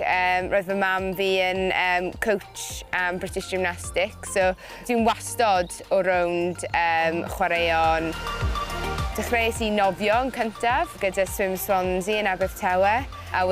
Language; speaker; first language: Welsh; non-native, local second language; English